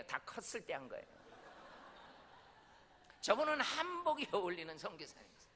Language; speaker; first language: Korean; native; Korean